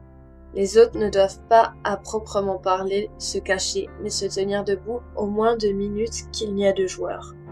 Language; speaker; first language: French; native; French